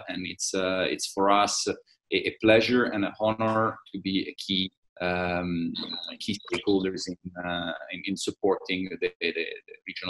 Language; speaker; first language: English; non-native, fluent; Italian